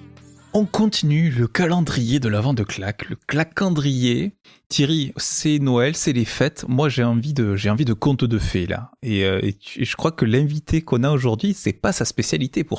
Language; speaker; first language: French; native; French